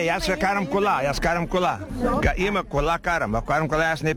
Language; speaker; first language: Bulgarian; non-native, learner; Macedonian